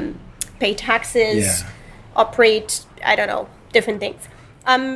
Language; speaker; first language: English; non-native, fluent; Romanian